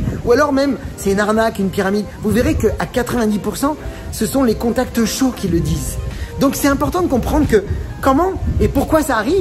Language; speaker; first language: French; native; French